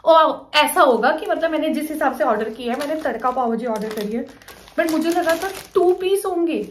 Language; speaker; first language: Hindi; native; Hindi